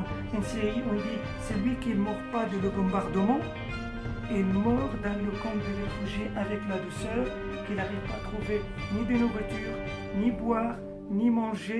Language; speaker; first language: French; non-native, fluent; Arabic